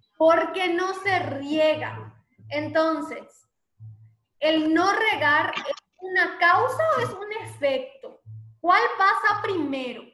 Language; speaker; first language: Spanish; native; Spanish